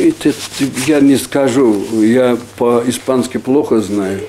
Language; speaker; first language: Russian; non-native, fluent; Azerbaijani